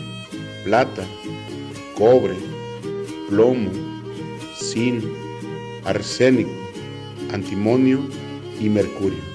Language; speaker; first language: Spanish; native; Spanish